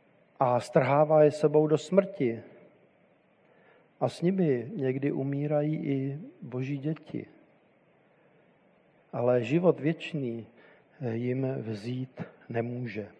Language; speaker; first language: Czech; native; Czech